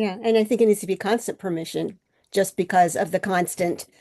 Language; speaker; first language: English; native; English